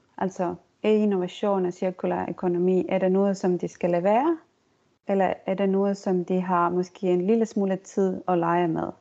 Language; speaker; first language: Danish; non-native, fluent; Estonian